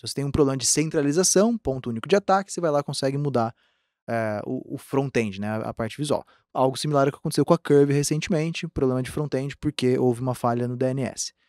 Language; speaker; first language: Portuguese; native; Portuguese